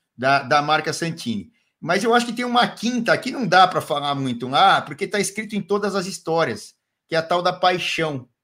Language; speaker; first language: Portuguese; native; Portuguese